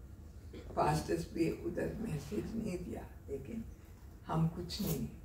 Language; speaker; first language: Hindi; non-native, local second language; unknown